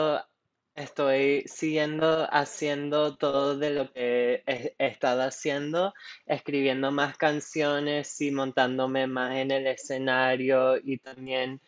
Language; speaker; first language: Spanish; non-native, local second language; English